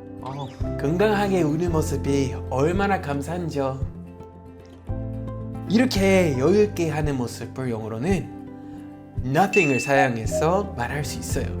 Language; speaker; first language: Korean; native; Korean